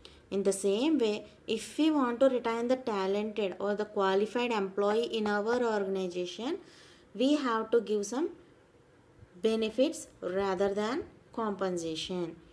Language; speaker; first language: English; non-native, local second language; Telugu